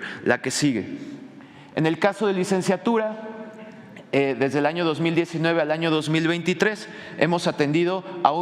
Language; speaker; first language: Spanish; native; Spanish